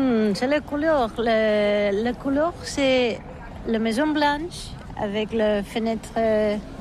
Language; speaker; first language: French; non-native, learner; Catalan